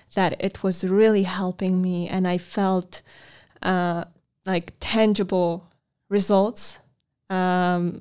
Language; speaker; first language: English; non-native, fluent; Polish